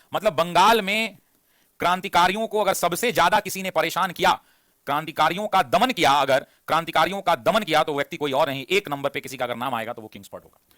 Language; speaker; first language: Hindi; native; Hindi